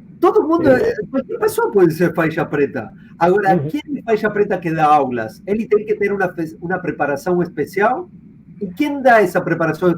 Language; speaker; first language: Portuguese; non-native, fluent; Spanish